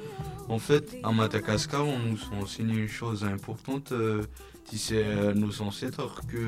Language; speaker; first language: French; non-native, local second language; Malagasy